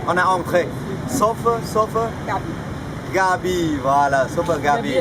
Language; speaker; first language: French; non-native, fluent; Vietnamese